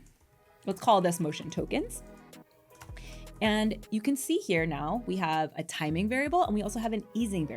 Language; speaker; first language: English; native; English